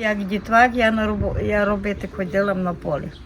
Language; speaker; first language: Ukrainian; non-native, local second language; Hungarian